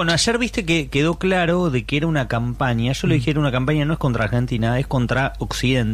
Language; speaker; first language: Spanish; native; Spanish